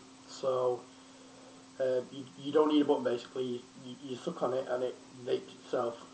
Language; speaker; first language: English; native; English